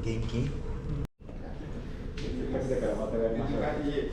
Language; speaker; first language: Japanese; non-native, fluent; Nepali